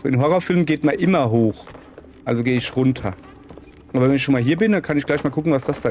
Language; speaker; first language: German; native; German